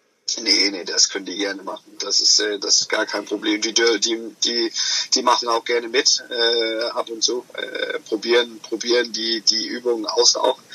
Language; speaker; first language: German; non-native, fluent; Danish